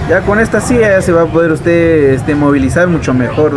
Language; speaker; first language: Spanish; native; Spanish